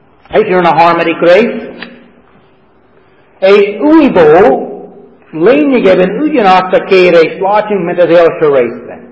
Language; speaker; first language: Hungarian; non-native, fluent; English